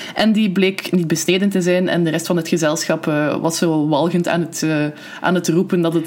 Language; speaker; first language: Dutch; native; Dutch